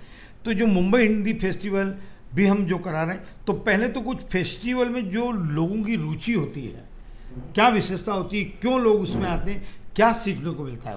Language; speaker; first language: Hindi; native; Hindi